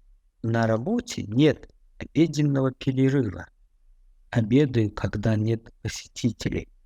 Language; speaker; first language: Russian; non-native, fluent; Tajik